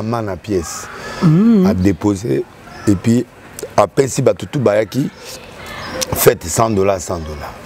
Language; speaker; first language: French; non-native, local second language; Lingala